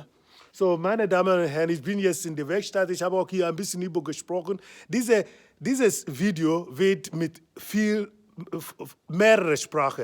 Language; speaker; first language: German; non-native, fluent; Igbo